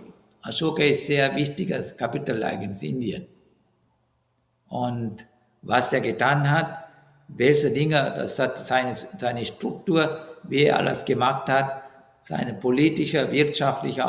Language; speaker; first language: German; non-native, learner; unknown